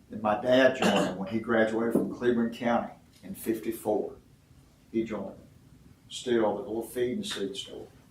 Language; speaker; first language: English; native; English